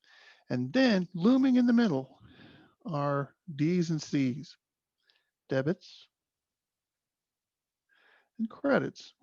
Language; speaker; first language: English; native; English